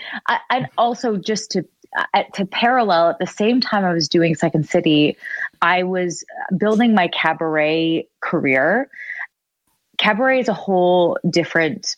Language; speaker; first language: English; native; English